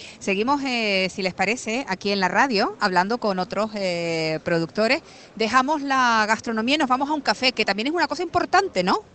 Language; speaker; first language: Spanish; native; Spanish